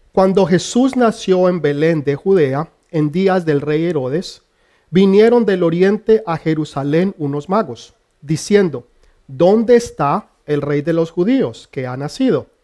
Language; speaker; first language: Spanish; early bilingual, heritage; Spanish